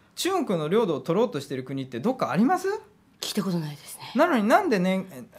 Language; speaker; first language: Japanese; native; Japanese